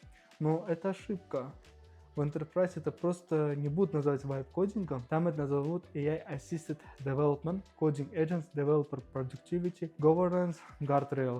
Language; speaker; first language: Russian; native; Russian